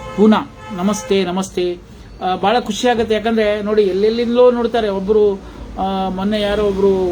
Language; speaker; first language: Kannada; non-native, local second language; Konkani